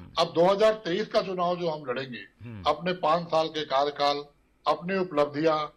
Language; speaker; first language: Hindi; native; Hindi